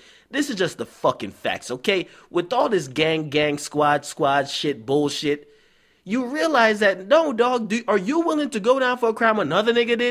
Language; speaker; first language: English; native; English